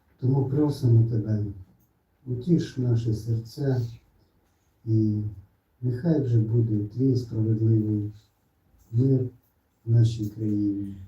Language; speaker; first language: Ukrainian; non-native, local second language; Russian